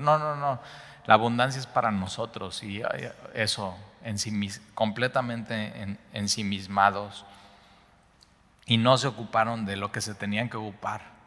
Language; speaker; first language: Spanish; native; Spanish